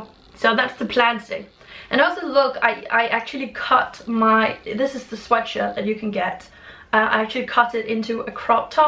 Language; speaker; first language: English; non-native, fluent; Danish